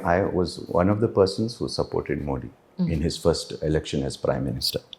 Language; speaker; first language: English; non-native, local second language; Telugu